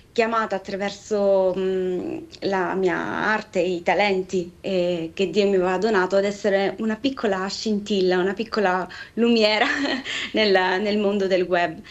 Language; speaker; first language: Italian; native; Italian